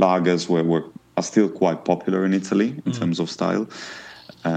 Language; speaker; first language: English; non-native, fluent; Italian